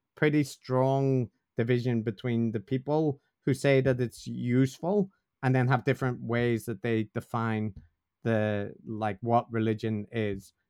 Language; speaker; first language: English; native; English